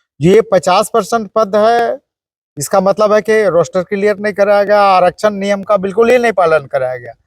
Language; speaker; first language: Hindi; native; Hindi